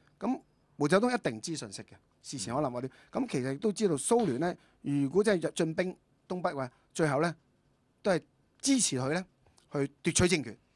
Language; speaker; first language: Cantonese; native; Cantonese